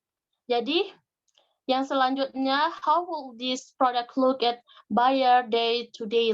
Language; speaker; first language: English; non-native, learner; Indonesian